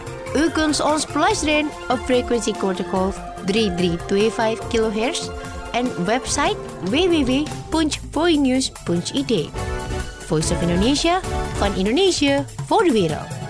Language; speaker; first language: Dutch; non-native, fluent; Indonesian